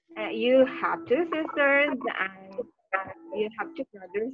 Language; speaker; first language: English; non-native, fluent; Indonesian